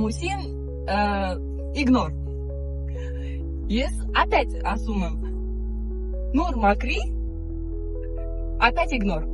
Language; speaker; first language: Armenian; non-native, learner; Russian